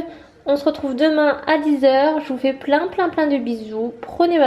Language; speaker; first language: French; native; French